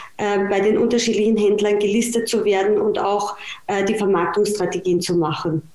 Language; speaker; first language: German; native; German